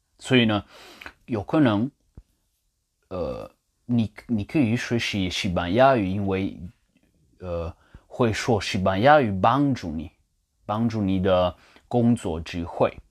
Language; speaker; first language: Chinese; non-native, learner; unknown